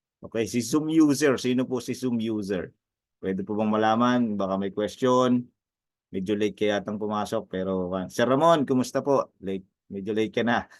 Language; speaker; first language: Filipino; native; Filipino